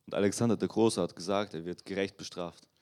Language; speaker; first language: German; non-native, learner; Russian